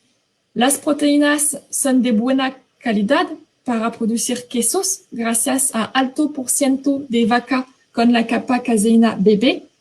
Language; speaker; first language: Spanish; non-native, fluent; French